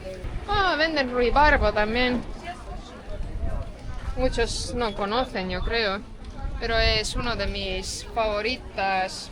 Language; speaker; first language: Spanish; non-native, fluent; Estonian